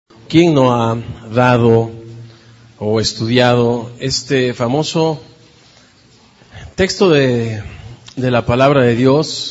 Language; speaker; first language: Spanish; native; Spanish